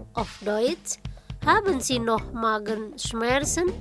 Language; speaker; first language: German; non-native, learner; Indonesian